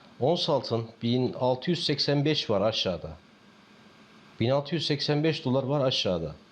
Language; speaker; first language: Turkish; native; Turkish